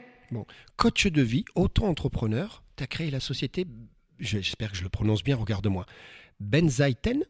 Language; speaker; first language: French; native; French